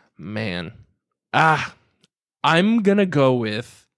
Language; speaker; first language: English; native; English